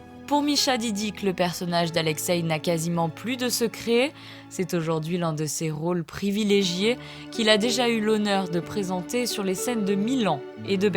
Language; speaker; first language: French; native; French